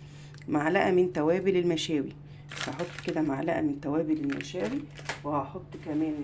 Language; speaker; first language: Arabic; native; Arabic